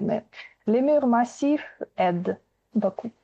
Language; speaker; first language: French; non-native, fluent; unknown